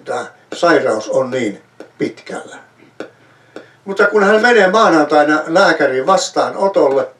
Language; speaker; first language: Finnish; native; Finnish